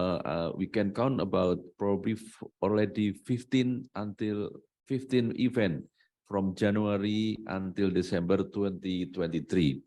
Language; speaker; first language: English; non-native, learner; Indonesian